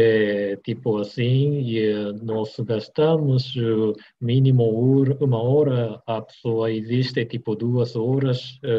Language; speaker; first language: Portuguese; non-native, learner; Japanese